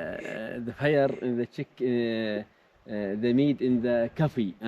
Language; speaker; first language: English; non-native, learner; Arabic